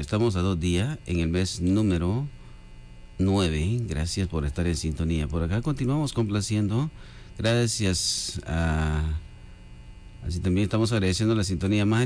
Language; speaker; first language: Spanish; native; Spanish